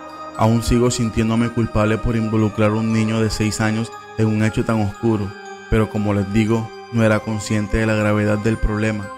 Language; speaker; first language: Spanish; native; Spanish